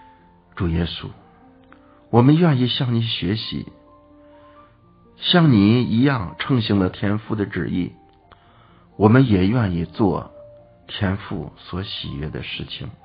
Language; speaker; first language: Chinese; native; Chinese